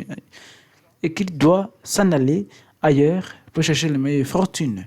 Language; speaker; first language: French; non-native, learner; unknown